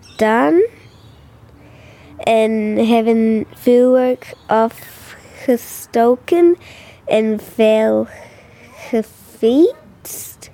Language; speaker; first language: Dutch; early bilingual, heritage; English